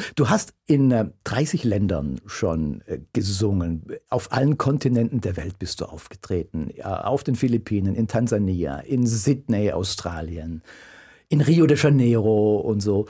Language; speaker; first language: German; native; German